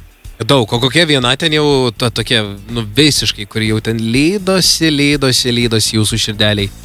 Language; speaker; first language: Lithuanian; native; Lithuanian